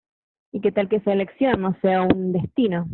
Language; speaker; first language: Spanish; native; Spanish